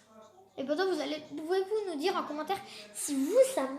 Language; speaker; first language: French; native; French